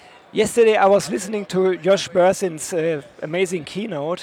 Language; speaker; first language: English; non-native, fluent; German